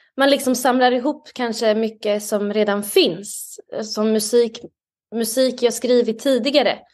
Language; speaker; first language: Swedish; native; Swedish